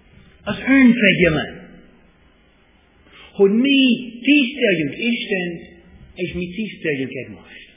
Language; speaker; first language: Hungarian; non-native, fluent; English